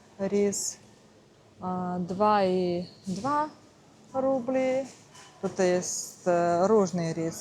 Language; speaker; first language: Polish; non-native, learner; Russian